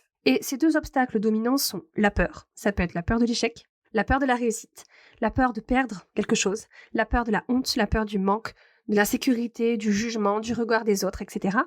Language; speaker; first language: French; native; French